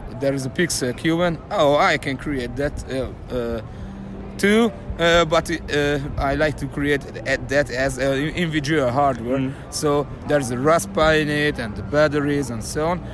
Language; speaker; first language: English; non-native, learner; Hungarian